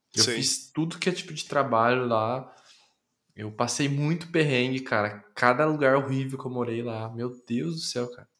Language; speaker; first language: Portuguese; native; Portuguese